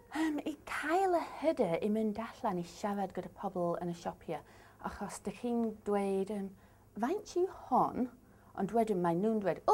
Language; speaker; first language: Welsh; non-native, learner; English